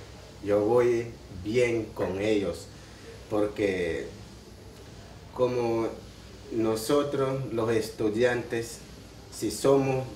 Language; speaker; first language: Spanish; non-native, local second language; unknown